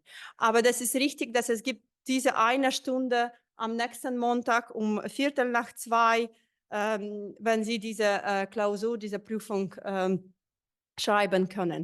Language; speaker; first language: German; non-native, fluent; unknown